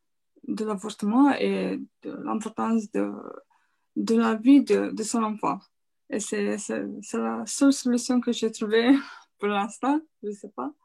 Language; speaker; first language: French; non-native, fluent; Romanian